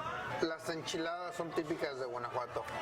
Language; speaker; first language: Spanish; native; Spanish